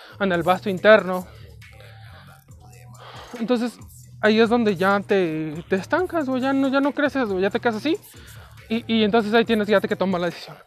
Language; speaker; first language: Spanish; native; Spanish